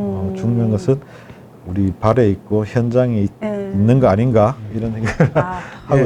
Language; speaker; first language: Korean; native; Korean